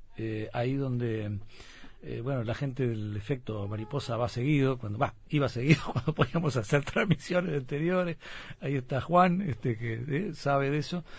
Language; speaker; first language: Spanish; native; Spanish